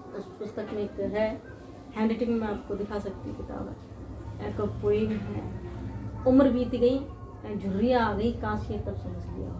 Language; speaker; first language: Hindi; native; Hindi